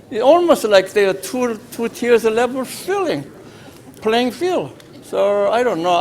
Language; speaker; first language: English; non-native, fluent; Korean